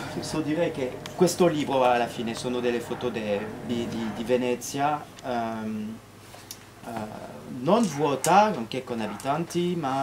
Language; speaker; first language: Italian; non-native, fluent; French